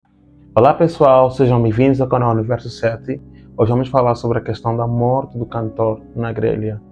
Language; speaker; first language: Portuguese; native; Portuguese